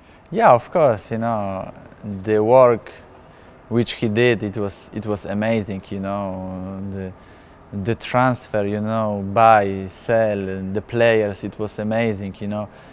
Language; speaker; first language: English; non-native, fluent; Polish